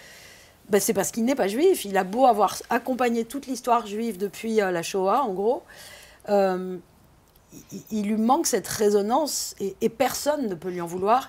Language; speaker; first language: French; native; French